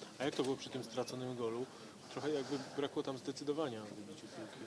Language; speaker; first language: Polish; native; Polish